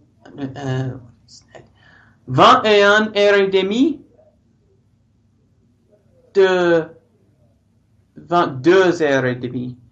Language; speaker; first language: French; non-native, learner; English